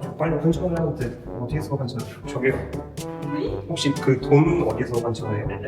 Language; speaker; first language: Korean; native; Korean